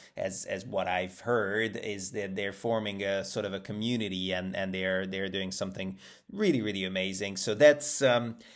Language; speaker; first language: English; native; English